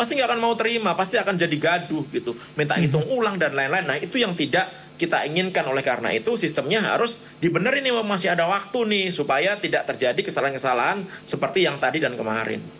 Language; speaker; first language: Indonesian; native; Indonesian